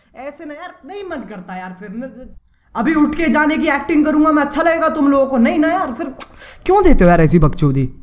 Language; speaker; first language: Hindi; native; Hindi